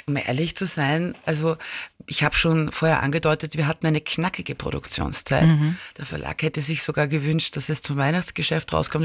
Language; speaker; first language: German; native; German